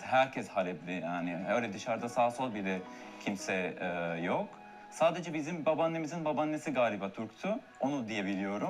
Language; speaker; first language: Turkish; non-native, fluent; Arabic